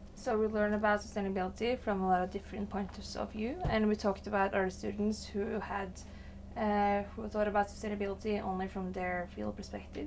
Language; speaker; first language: English; non-native, fluent; Norwegian